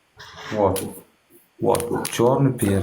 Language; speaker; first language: Russian; non-native, learner; Turkmen